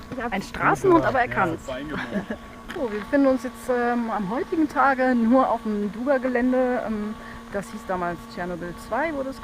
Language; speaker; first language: German; native; German